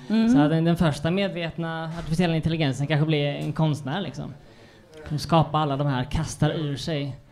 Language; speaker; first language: Swedish; native; Swedish